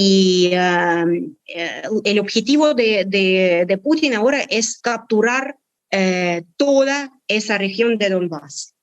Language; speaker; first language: Spanish; non-native, fluent; Russian